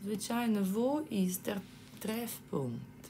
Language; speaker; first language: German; non-native, fluent; Ukrainian